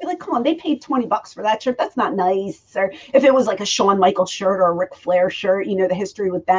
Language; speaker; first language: English; native; English